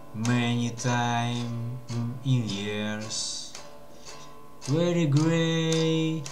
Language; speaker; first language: English; non-native, learner; Russian